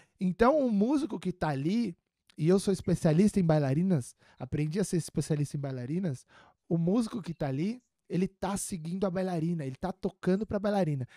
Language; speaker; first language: Portuguese; native; Portuguese